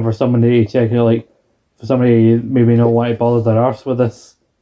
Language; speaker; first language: English; native; English